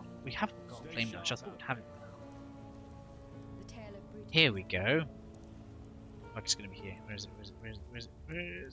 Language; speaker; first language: English; native; English